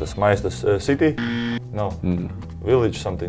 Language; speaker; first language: English; non-native, fluent; Latvian